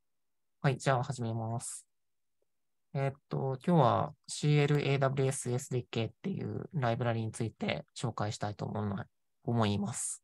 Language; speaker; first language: Japanese; native; Japanese